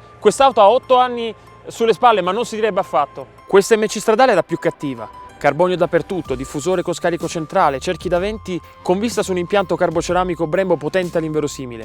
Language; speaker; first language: Italian; native; Italian